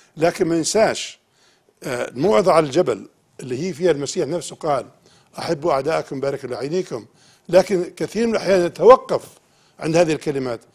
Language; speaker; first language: Arabic; native; Arabic